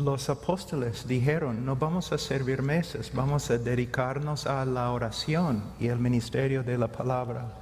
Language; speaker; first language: Spanish; non-native, fluent; English